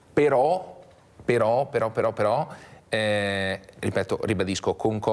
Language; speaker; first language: Italian; native; Italian